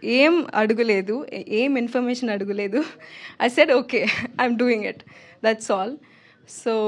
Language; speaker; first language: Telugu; non-native, learner; Tamil